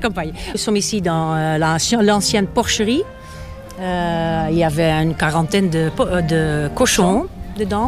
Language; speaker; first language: French; non-native, fluent; Dutch